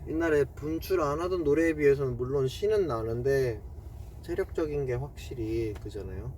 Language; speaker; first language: Korean; native; Korean